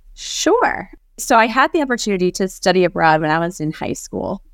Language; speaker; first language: English; native; English